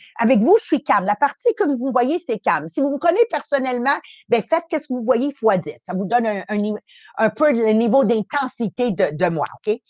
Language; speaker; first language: French; early bilingual, other home language; Italian